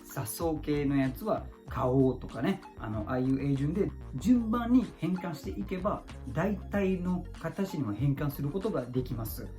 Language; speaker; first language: Japanese; non-native, fluent; Malay